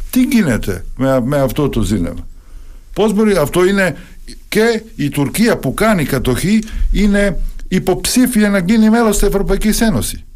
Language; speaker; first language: Greek; non-native, fluent; Serbian